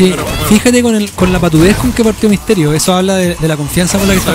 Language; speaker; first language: Spanish; native; Spanish